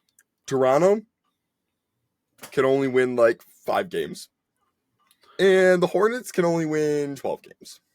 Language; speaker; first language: English; native; English